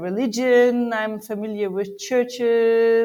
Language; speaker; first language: English; non-native, fluent; German